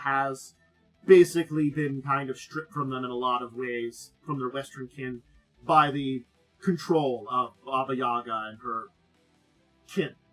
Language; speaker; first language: English; native; English